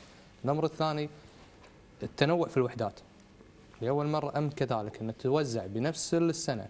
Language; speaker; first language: Arabic; native; Arabic